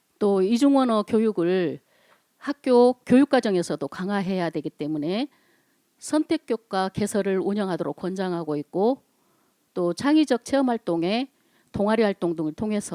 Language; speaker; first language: Korean; native; Korean